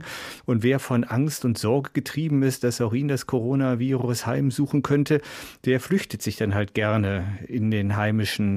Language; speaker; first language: German; native; German